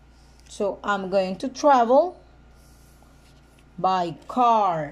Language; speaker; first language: English; non-native, fluent; Spanish